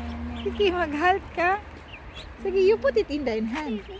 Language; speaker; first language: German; non-native, learner; Filipino